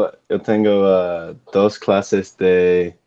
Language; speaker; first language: Spanish; non-native, learner; English